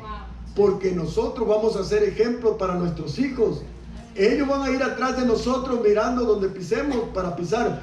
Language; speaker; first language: Spanish; native; Spanish